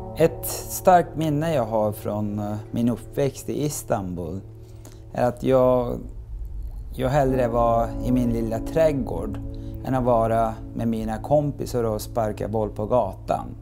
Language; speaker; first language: Swedish; non-native, fluent; Turkish